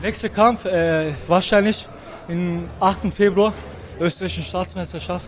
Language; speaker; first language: German; non-native, local second language; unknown